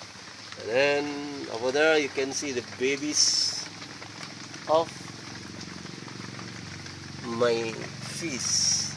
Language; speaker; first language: English; non-native, learner; Indonesian